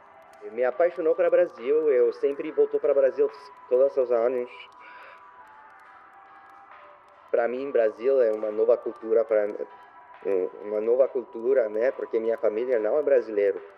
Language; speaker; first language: Portuguese; non-native, learner; French